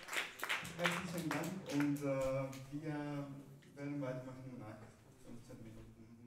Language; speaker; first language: German; non-native, fluent; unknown